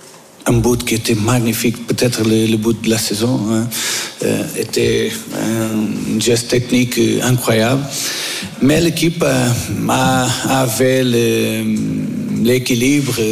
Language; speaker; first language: French; non-native, fluent; Portuguese